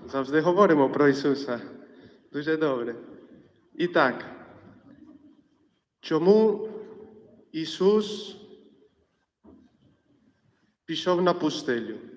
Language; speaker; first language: Ukrainian; non-native, fluent; Polish